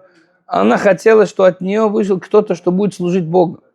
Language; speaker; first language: Russian; non-native, fluent; Hebrew